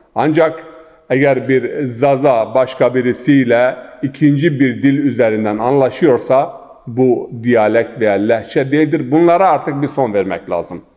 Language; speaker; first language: Turkish; non-native, local second language; Zaza